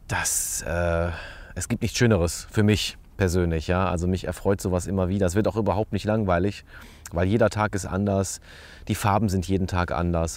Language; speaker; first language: German; native; German